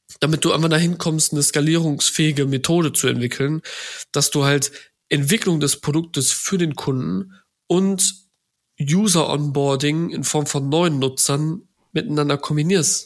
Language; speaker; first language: German; native; German